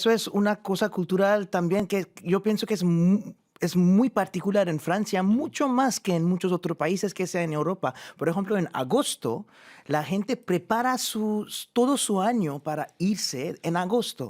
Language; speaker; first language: Spanish; non-native, fluent; French